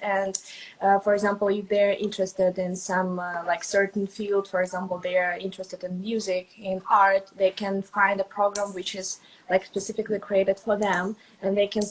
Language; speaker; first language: English; non-native, fluent; Russian